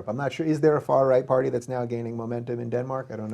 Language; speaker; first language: English; native; English